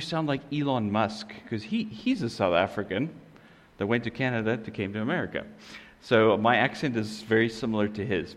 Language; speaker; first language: English; non-native, local second language; Afrikaans